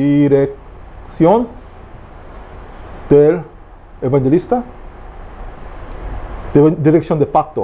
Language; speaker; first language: Spanish; non-native, learner; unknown